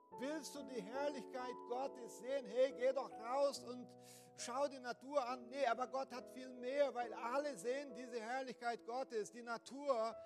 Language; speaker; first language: German; non-native, fluent; Portuguese